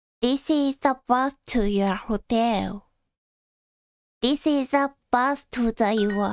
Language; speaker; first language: English; non-native, learner; Japanese